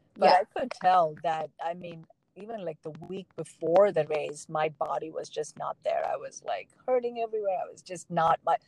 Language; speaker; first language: English; non-native, local second language; Tamil